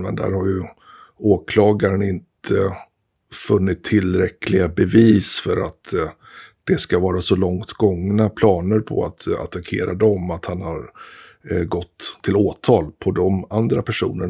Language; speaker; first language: Swedish; native; Swedish